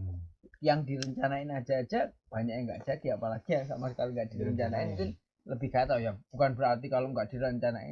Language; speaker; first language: Indonesian; native; Indonesian